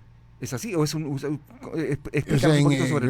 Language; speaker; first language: Spanish; native; Spanish